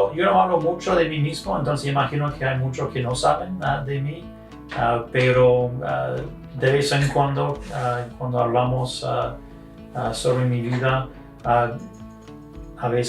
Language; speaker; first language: Spanish; non-native, fluent; English